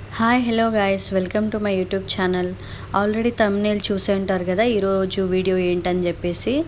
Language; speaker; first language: Telugu; non-native, local second language; Lambadi